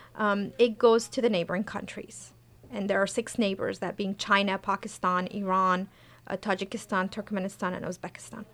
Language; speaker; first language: English; early bilingual, other home language; Persian